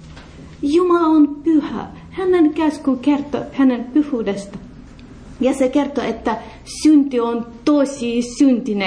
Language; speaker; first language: Finnish; non-native, learner; Russian